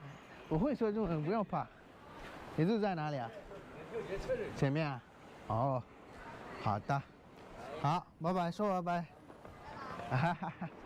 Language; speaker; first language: Chinese; non-native, fluent; English